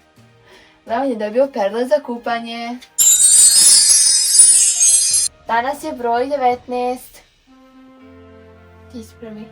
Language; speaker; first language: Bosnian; early bilingual, heritage; Serbian